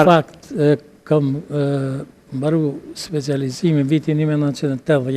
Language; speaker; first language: Albanian; native; Albanian